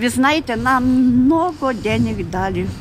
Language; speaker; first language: Russian; non-native, learner; Lithuanian